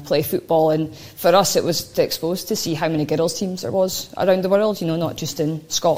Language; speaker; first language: English; native; English